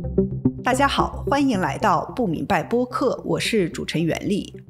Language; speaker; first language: Chinese; native; Chinese